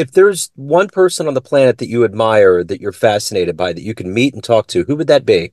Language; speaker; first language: English; native; English